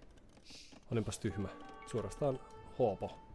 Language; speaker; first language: Finnish; native; Finnish